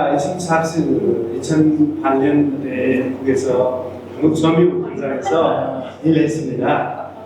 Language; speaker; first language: Korean; non-native, fluent; Nepali